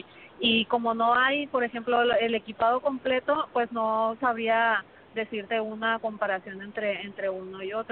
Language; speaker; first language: Spanish; native; Spanish